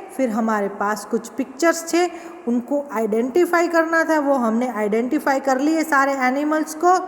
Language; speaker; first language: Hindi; native; Hindi